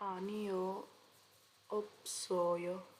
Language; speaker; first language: Korean; non-native, learner; Indonesian